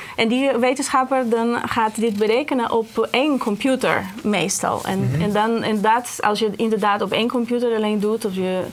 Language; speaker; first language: Dutch; non-native, fluent; Portuguese